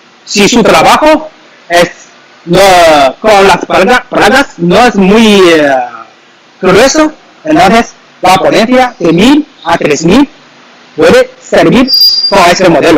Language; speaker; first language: Spanish; non-native, learner; Chinese